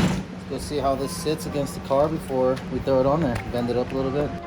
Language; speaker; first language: English; native; English